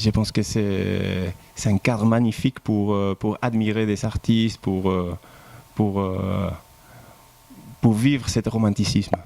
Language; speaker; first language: French; non-native, fluent; Spanish